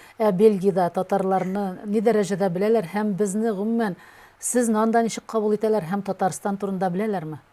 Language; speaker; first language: Tatar; native; Tatar